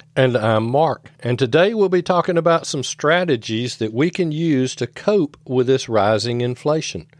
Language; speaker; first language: English; native; English